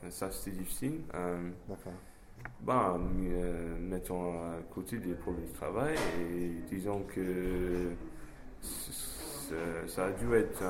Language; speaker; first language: French; non-native, fluent; English